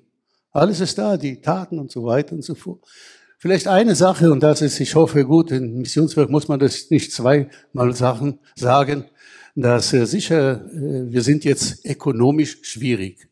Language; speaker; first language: German; non-native, fluent; Hebrew